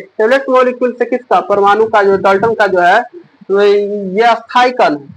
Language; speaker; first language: Hindi; native; Hindi